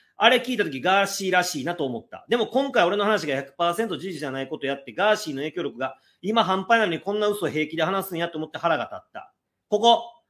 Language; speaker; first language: Japanese; native; Japanese